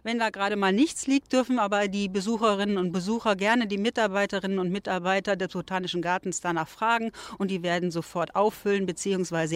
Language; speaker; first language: German; native; German